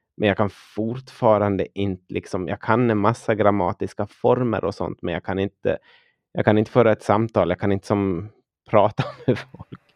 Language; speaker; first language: Swedish; native; Swedish